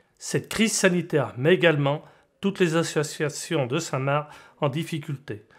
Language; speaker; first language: French; native; French